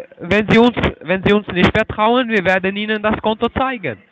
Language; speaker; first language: German; non-native, fluent; Turkish